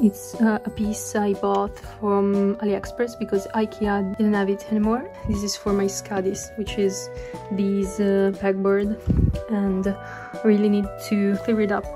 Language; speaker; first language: English; non-native, fluent; Italian